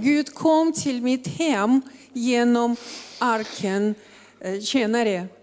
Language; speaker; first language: Swedish; non-native, learner; Russian